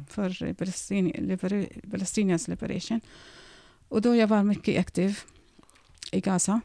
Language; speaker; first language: Swedish; non-native, fluent; Arabic